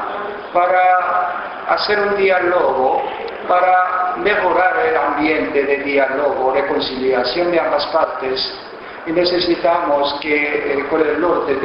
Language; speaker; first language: Spanish; non-native, fluent; Korean